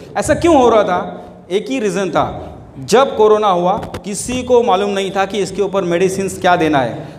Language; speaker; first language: Hindi; non-native, local second language; Marathi